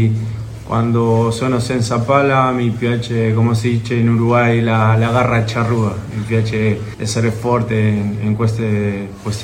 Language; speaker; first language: Italian; non-native, learner; Spanish